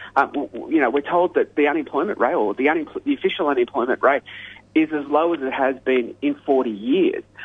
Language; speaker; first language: English; native; English